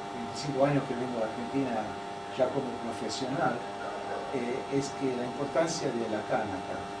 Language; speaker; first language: Spanish; non-native, fluent; English